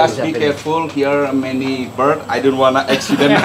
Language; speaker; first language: English; non-native, learner; Balinese